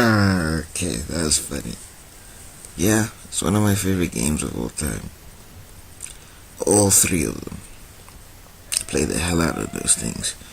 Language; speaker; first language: English; native; English